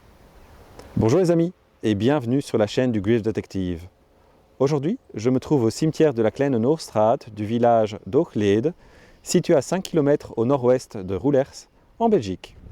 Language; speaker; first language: French; non-native, local second language; Dutch